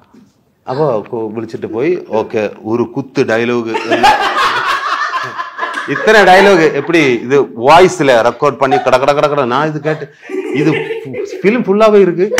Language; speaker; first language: Tamil; non-native, learner; Malayalam